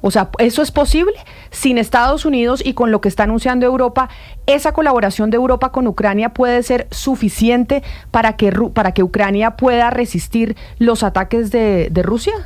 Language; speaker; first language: Spanish; native; Spanish